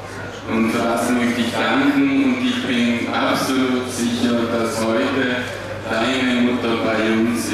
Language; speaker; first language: German; non-native, fluent; Slovenian